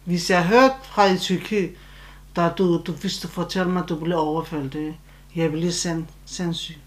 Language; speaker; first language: Danish; non-native, learner; Turkish